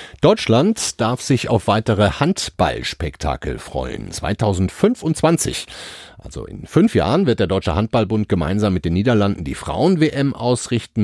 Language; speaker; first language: German; native; German